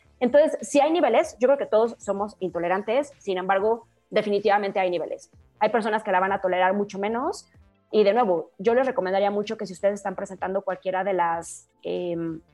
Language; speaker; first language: Spanish; native; Spanish